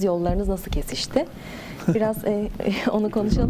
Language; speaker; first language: Turkish; native; Turkish